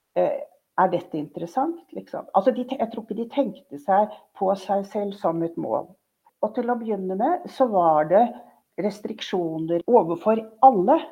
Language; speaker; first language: Norwegian; native; Norwegian